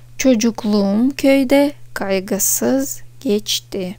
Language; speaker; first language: Turkish; non-native, fluent; Russian